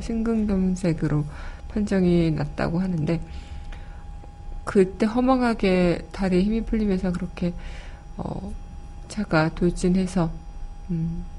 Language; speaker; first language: Korean; native; Korean